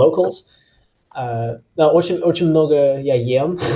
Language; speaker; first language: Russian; early bilingual, heritage; Russian